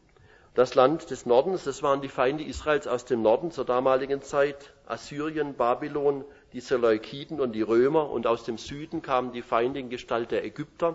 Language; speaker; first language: German; native; German